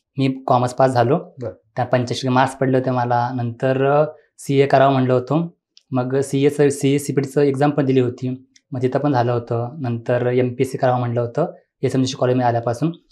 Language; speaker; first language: Marathi; native; Marathi